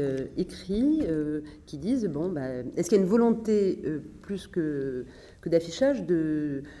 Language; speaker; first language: French; native; French